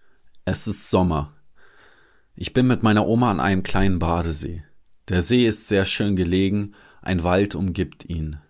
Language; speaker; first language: German; native; German